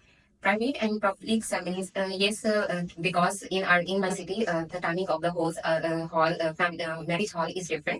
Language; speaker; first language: English; non-native, learner; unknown